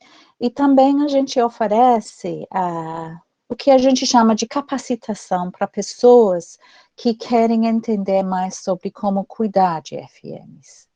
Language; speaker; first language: Portuguese; non-native, fluent; English